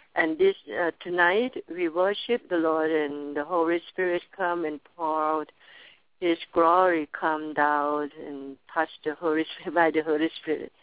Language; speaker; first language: English; non-native, learner; Thai